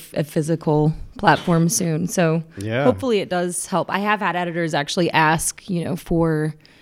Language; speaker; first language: English; native; English